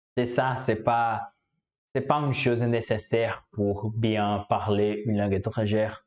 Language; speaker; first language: French; non-native, fluent; Portuguese